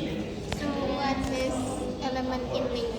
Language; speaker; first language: English; non-native, learner; Indonesian